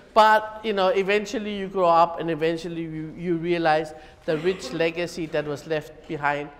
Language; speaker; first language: English; native; English